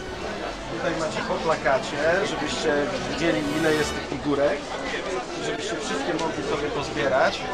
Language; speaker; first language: Polish; native; Polish